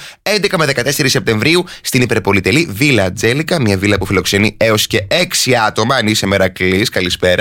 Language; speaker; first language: Greek; native; Greek